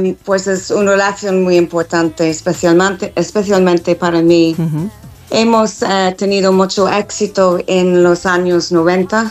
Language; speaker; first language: Spanish; non-native, learner; English